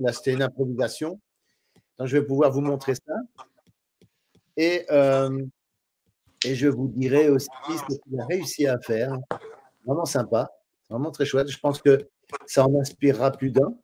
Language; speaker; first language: French; native; French